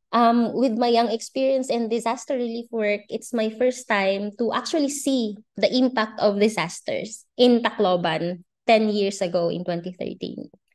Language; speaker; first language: English; non-native, local second language; Bikol